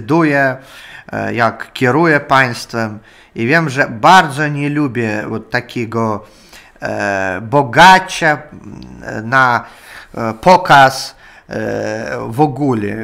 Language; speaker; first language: Polish; non-native, learner; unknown